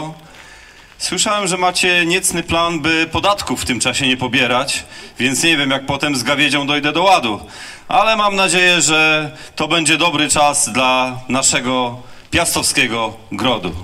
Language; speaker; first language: Polish; native; Polish